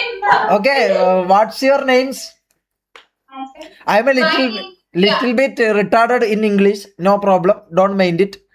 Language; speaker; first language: English; non-native, learner; Malayalam